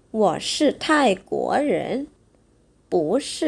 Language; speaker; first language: Chinese; non-native, fluent; Thai